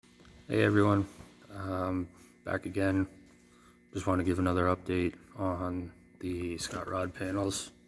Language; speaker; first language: English; native; English